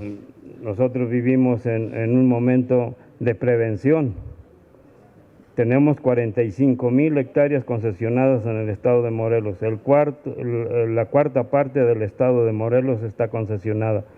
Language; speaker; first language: Spanish; native; Spanish